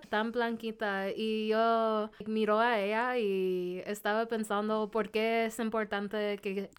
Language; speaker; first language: Spanish; early bilingual, heritage; Spanish